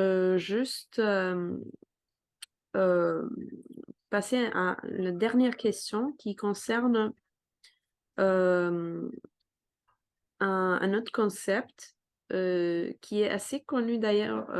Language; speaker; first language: French; non-native, fluent; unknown